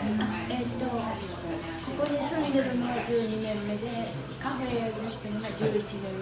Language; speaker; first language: Japanese; native; Japanese